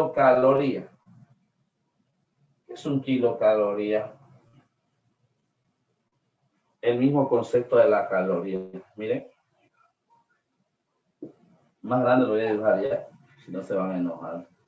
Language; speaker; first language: Spanish; native; Spanish